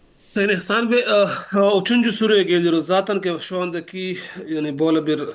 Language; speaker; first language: Turkish; non-native, learner; Urdu